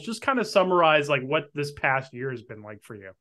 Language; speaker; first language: English; native; English